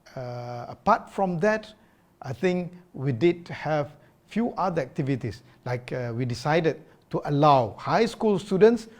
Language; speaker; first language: English; non-native, local second language; Malay